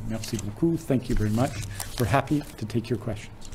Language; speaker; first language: English; native; English